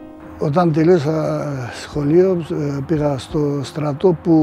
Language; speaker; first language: Greek; non-native, fluent; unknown